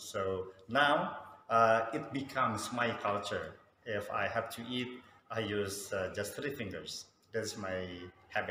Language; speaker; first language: English; non-native, fluent; Sundanese